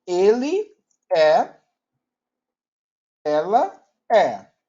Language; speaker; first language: Portuguese; non-native, learner; Yoruba